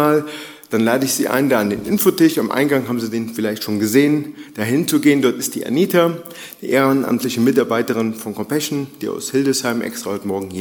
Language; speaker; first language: German; native; German